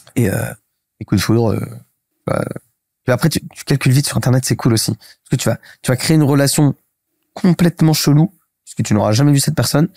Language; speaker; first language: French; native; French